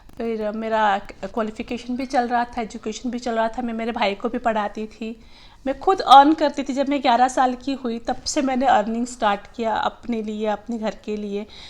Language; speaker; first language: Hindi; non-native, local second language; Gujarati